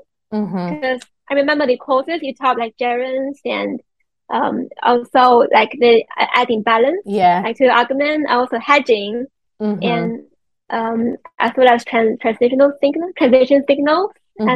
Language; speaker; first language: English; non-native, fluent; Chinese